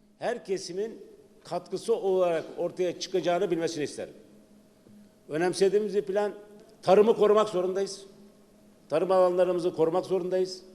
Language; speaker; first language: Turkish; native; Turkish